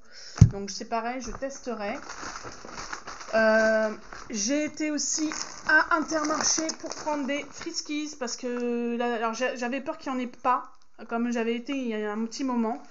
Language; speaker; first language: French; native; French